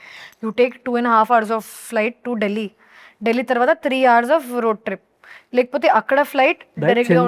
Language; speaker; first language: Telugu; non-native, learner; Hindi